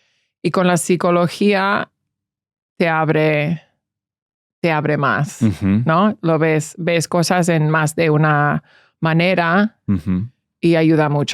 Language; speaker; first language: Spanish; early bilingual, heritage; English